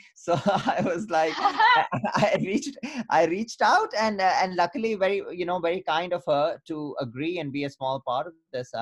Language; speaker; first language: English; non-native, local second language; Urdu